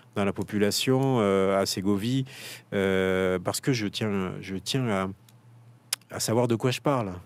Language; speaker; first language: French; native; French